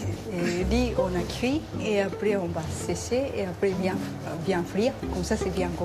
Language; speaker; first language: French; non-native, learner; Japanese